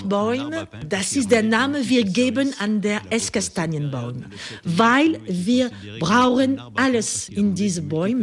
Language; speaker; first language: German; non-native, learner; French